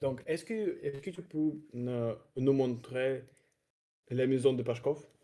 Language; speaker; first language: French; non-native, learner; Russian